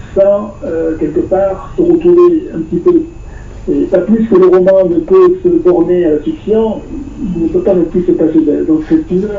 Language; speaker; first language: French; native; French